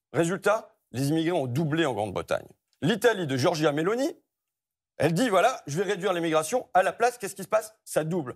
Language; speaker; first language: French; native; French